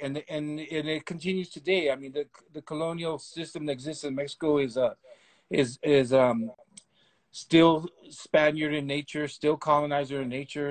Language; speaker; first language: English; early bilingual, other home language; Spanish